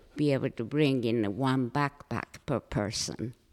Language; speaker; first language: English; non-native, fluent; Japanese